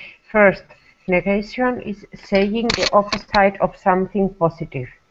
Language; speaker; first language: English; non-native, learner; Spanish